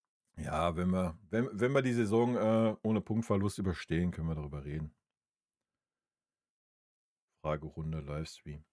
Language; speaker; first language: German; native; German